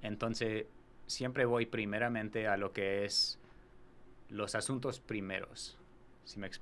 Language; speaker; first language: Spanish; non-native, fluent; English